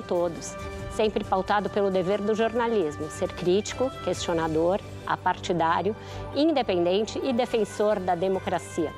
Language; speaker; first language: Portuguese; native; Portuguese